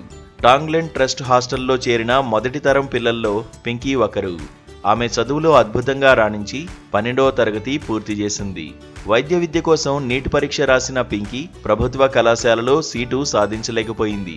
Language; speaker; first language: Telugu; native; Telugu